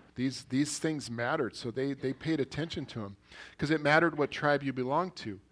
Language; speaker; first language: English; early bilingual, other home language; Norwegian